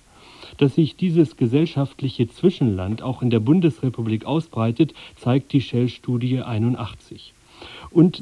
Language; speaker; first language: German; native; German